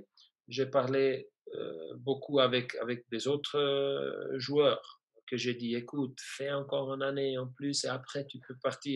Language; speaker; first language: French; non-native, fluent; German